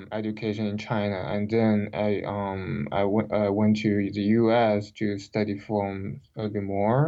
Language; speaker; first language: English; non-native, fluent; Chinese